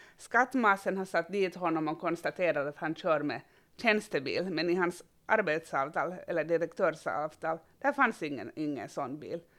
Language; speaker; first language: Swedish; native; Swedish